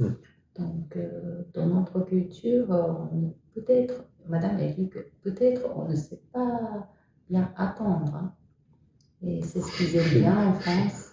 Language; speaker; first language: French; non-native, fluent; Japanese